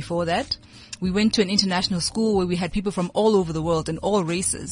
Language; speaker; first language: English; non-native, local second language; Southern Sotho